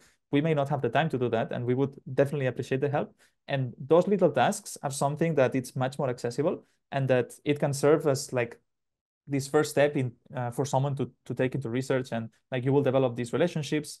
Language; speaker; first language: English; non-native, fluent; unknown